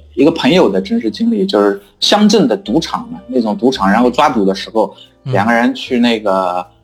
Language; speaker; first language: Chinese; native; Chinese